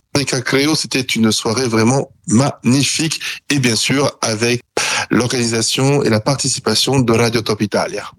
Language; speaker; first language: French; native; French